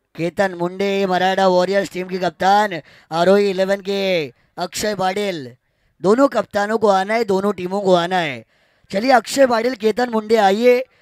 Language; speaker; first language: Hindi; non-native, local second language; Marathi